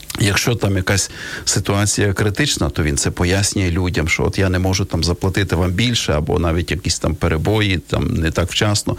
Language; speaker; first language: Ukrainian; native; Ukrainian